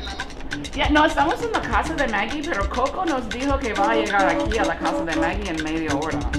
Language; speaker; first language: Spanish; non-native, learner; English